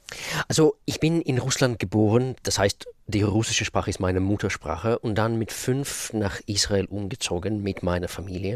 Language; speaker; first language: German; non-native, fluent; Russian